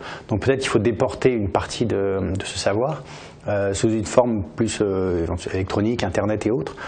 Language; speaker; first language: French; native; French